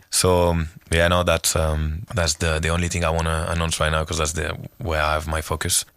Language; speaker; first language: English; non-native, fluent; French